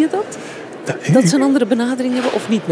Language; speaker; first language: Dutch; native; Dutch